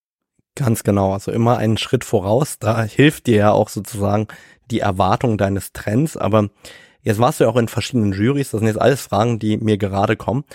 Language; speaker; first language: German; native; German